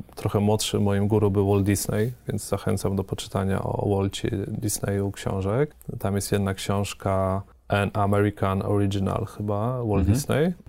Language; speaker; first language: Polish; native; Polish